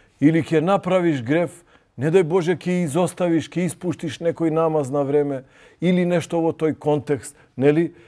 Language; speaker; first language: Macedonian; non-native, local second language; Albanian